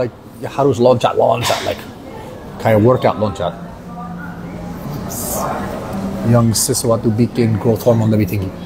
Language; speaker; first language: Indonesian; non-native, learner; English